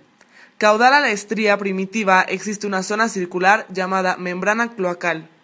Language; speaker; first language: Spanish; native; Spanish